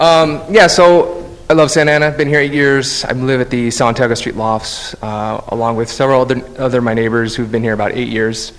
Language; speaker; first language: English; native; English